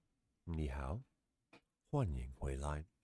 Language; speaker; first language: Chinese; non-native, learner; English